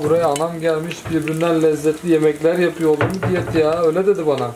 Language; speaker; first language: Turkish; native; Turkish